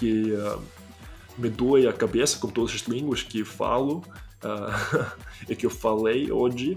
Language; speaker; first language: Portuguese; non-native, learner; English